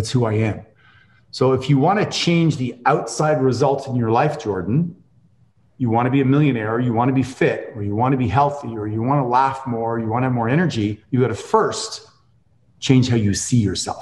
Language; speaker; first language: English; native; English